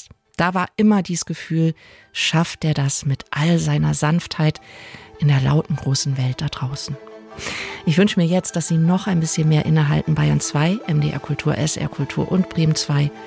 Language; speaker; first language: German; native; German